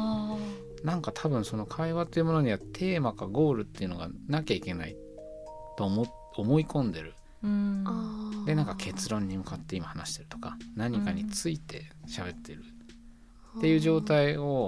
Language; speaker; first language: Japanese; native; Japanese